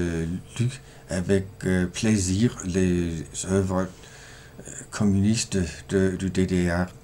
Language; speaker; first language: French; non-native, fluent; Danish